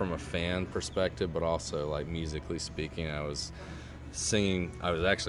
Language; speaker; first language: English; native; English